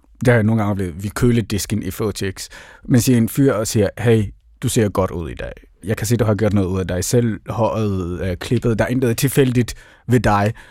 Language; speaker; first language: Danish; early bilingual, other home language; Somali